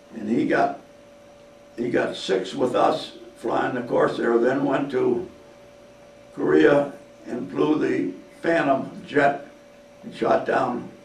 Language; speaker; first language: English; native; English